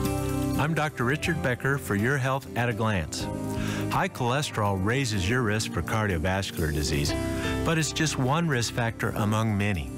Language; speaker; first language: English; native; English